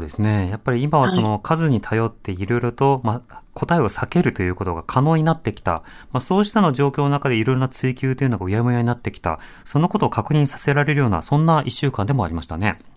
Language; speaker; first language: Japanese; native; Japanese